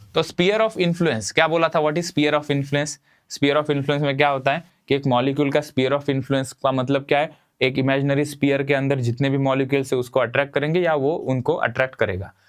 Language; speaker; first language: Hindi; non-native, local second language; Marathi